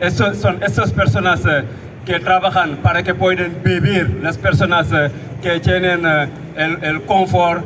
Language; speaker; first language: Spanish; non-native, fluent; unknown